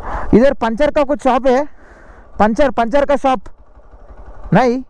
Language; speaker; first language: Hindi; non-native, local second language; Telugu